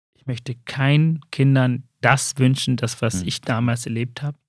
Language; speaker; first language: German; early bilingual, other home language; Sinhala